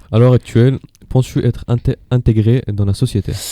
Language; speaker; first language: French; non-native, learner; Persian